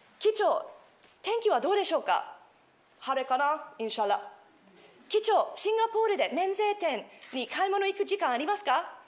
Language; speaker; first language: Japanese; non-native, fluent; English